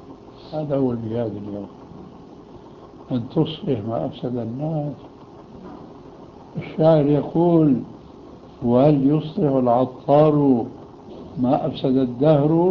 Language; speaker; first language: Arabic; early bilingual, other home language; Albanian